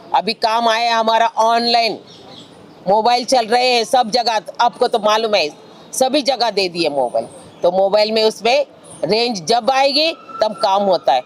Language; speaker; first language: Hindi; non-native, local second language; Marathi